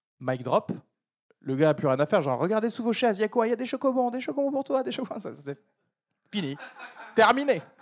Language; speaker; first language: French; early bilingual, other home language; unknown